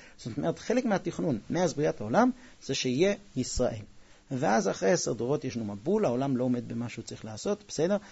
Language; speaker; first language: Hebrew; non-native, fluent; English